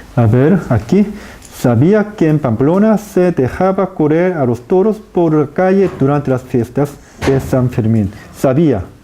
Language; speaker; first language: Spanish; non-native, fluent; Korean